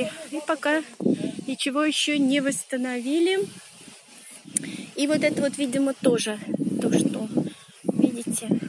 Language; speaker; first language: Russian; native; Russian